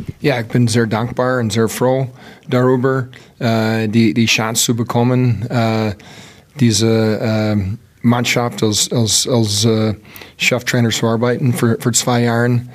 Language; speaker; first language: German; non-native, learner; English